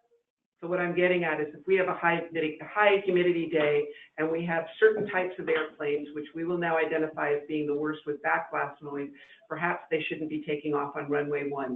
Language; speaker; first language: English; native; English